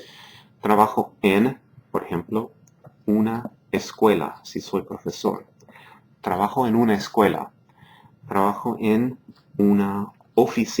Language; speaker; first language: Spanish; non-native, fluent; English